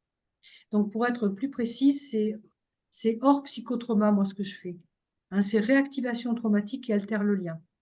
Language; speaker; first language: French; native; French